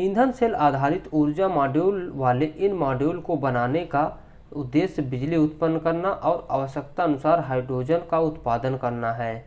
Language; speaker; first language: Hindi; native; Hindi